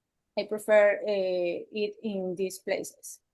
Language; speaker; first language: English; non-native, learner; Spanish